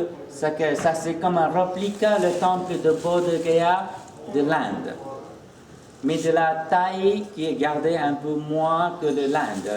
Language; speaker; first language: French; non-native, fluent; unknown